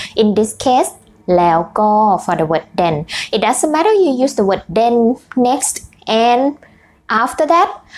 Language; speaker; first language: English; non-native, fluent; Thai